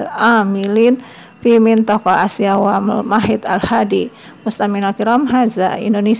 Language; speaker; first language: Arabic; non-native, learner; Indonesian